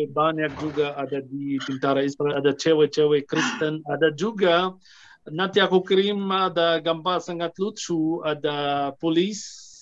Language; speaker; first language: Indonesian; non-native, fluent; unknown